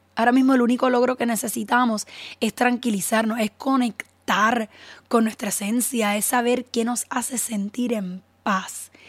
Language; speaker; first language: Spanish; early bilingual, heritage; Spanish